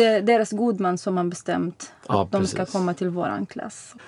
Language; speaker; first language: Swedish; non-native, fluent; Arabic